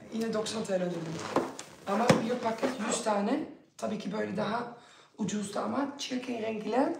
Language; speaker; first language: Turkish; early bilingual, other home language; Dutch